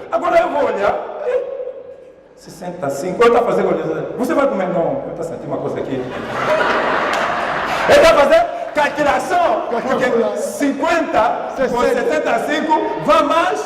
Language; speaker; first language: Portuguese; non-native, learner; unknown